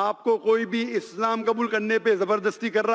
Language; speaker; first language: Hindi; native; Hindi